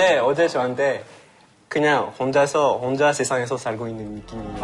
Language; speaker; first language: Korean; non-native, fluent; French